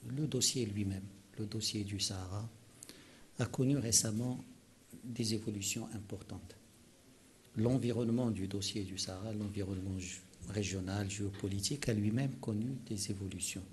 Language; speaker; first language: French; non-native, local second language; Arabic